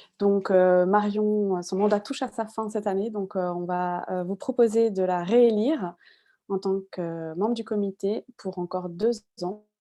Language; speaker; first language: French; native; French